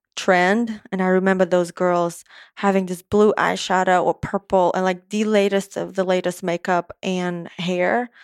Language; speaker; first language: English; non-native, fluent; Romanian